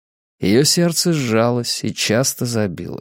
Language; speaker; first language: Russian; native; Russian